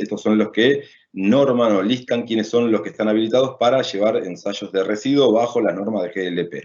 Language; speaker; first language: Spanish; native; Spanish